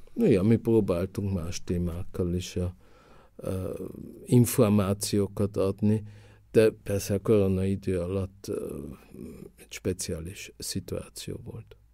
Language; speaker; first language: Hungarian; early bilingual, heritage; Hungarian